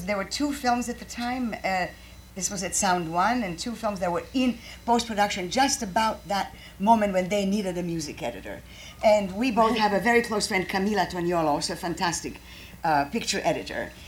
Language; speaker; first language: English; non-native, fluent; Croatian